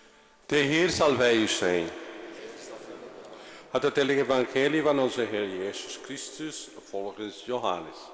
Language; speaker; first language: Dutch; non-native, fluent; Spanish